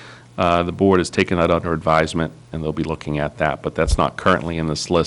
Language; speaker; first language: English; native; English